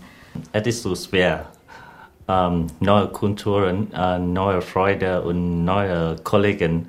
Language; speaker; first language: German; non-native, learner; Vietnamese